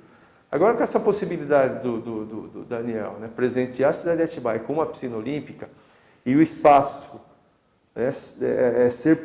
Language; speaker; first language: Portuguese; native; Portuguese